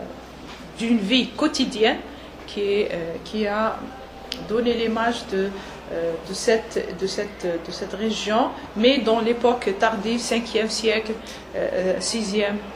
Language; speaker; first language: French; non-native, local second language; Arabic